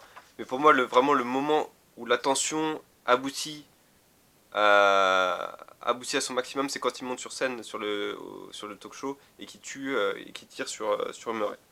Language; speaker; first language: French; native; French